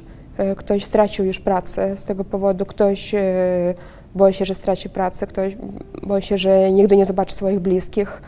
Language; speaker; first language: Polish; non-native, fluent; Russian